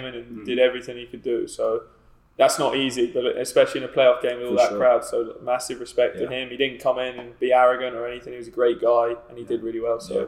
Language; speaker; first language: English; native; English